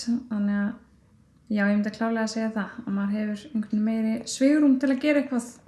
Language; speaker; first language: Icelandic; native; Icelandic